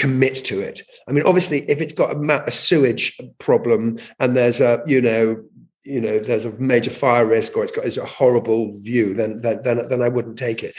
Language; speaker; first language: English; native; English